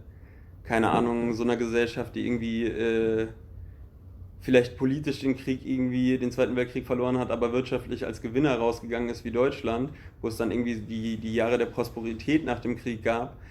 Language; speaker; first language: German; native; German